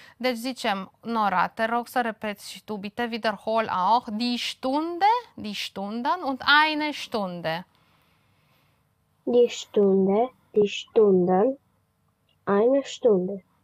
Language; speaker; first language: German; non-native, fluent; Romanian